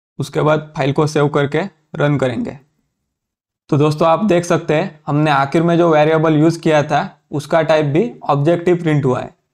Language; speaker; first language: Hindi; native; Hindi